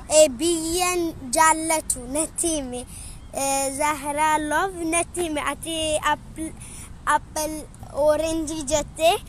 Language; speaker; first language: Oromo; early bilingual, heritage; Oromo